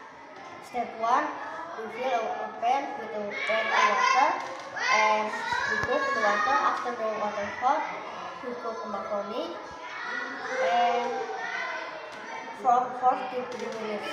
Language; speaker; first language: English; non-native, learner; Indonesian